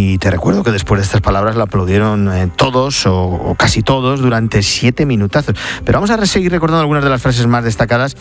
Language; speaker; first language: Spanish; native; Spanish